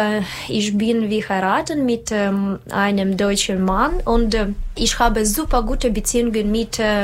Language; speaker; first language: German; non-native, learner; Russian